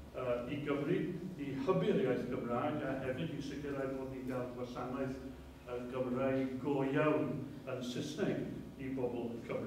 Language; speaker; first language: Welsh; native; Welsh